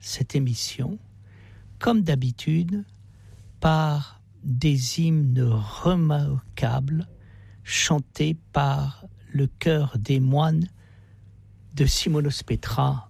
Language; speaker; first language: French; native; French